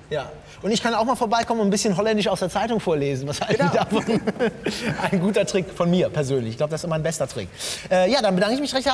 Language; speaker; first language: German; native; German